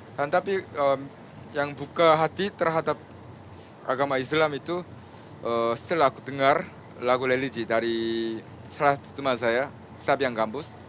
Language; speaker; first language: Indonesian; non-native, fluent; Korean